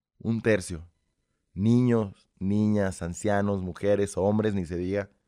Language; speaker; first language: Spanish; early bilingual, other home language; Russian